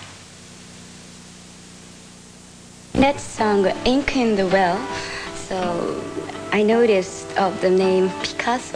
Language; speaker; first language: English; non-native, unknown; Japanese